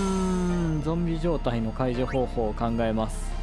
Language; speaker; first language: Japanese; native; Japanese